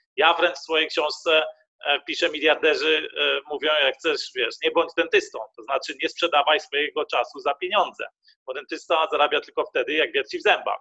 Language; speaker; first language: Polish; early bilingual, heritage; Polish